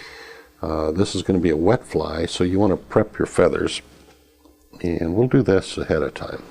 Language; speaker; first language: English; native; English